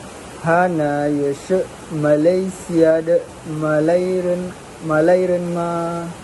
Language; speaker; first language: Chinese; non-native, learner; Malay